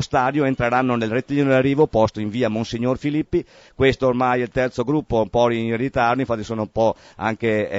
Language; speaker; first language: Italian; native; Italian